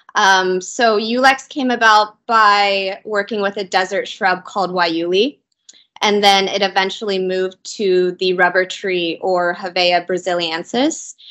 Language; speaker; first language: English; native; English